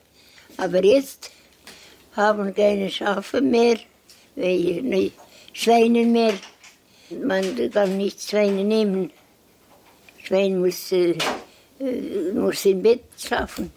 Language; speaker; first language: German; non-native, learner; Estonian